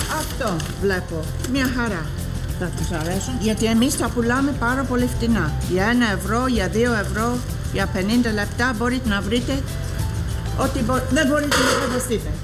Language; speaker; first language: Greek; non-native, fluent; English